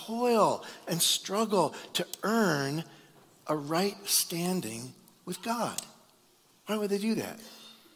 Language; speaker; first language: English; native; English